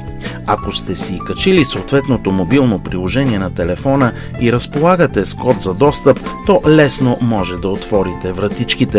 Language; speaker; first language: Bulgarian; native; Bulgarian